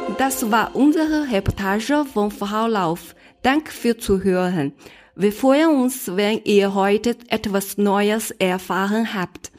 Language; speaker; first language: German; non-native, learner; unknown